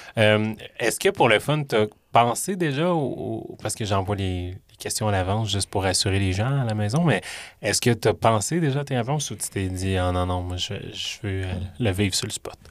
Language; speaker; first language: French; native; French